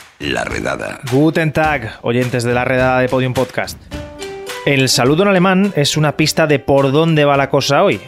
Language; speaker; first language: Spanish; native; Spanish